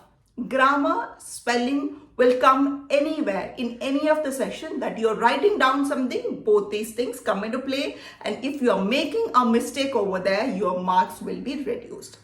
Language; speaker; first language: English; non-native, local second language; Malayalam